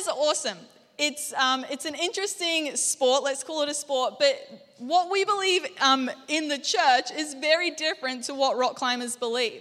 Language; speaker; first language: English; native; English